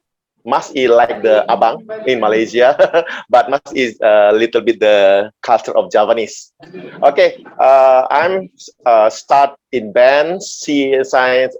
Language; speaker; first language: English; non-native, learner; Indonesian